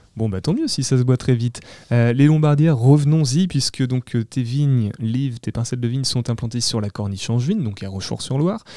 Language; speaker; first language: French; native; French